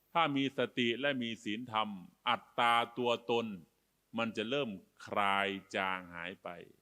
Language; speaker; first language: Thai; native; Thai